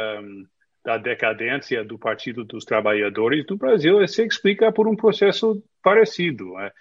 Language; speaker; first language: Portuguese; non-native, fluent; English